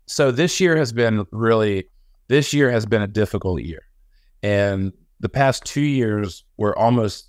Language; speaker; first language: English; native; English